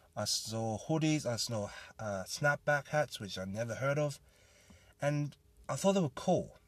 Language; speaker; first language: English; native; English